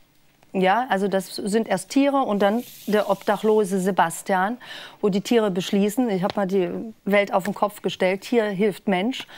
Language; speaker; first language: German; native; German